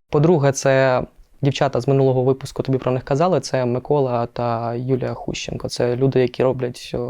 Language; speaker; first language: Ukrainian; non-native, local second language; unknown